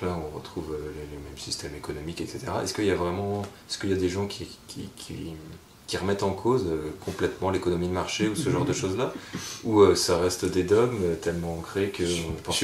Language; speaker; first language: French; native; French